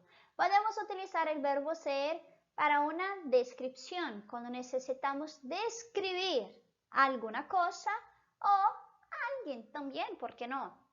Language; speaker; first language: Spanish; non-native, fluent; Portuguese